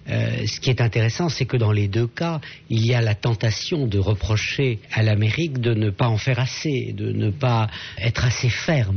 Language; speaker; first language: French; native; French